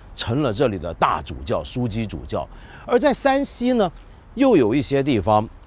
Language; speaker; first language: Chinese; native; Chinese